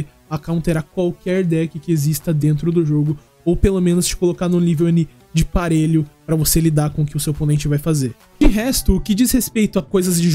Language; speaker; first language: Portuguese; native; Portuguese